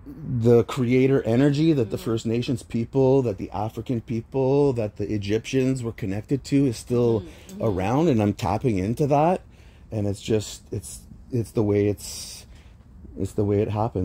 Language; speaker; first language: English; native; English